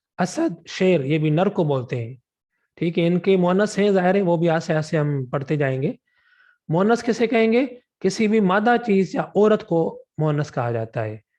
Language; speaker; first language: Urdu; non-native, local second language; Sindhi